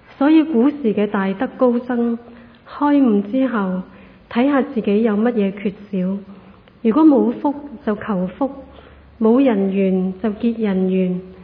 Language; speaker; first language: Chinese; non-native, local second language; Cantonese